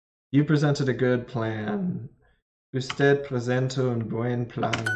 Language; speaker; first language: Spanish; non-native, learner; English